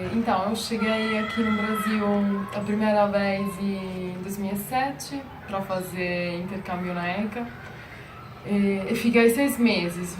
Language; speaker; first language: Portuguese; non-native, fluent; Italian